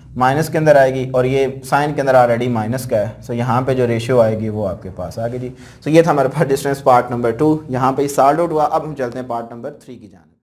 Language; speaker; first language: Urdu; native; Urdu